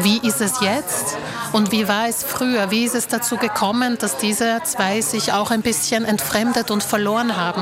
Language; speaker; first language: German; early bilingual, other home language; Slovak